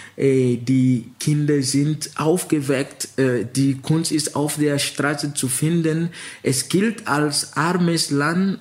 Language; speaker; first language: German; non-native, fluent; Mossi